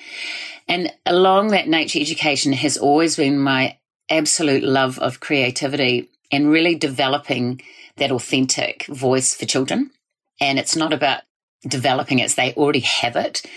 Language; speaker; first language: English; native; English